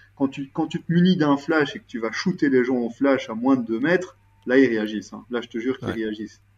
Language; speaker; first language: French; native; French